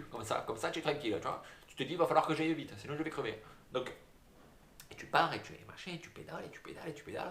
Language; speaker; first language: French; native; French